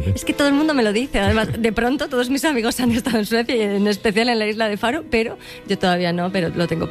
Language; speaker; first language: Spanish; native; Spanish